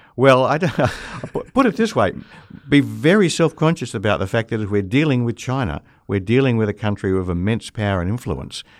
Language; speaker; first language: English; native; English